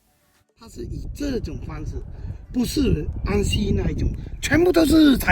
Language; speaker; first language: Chinese; native; Chinese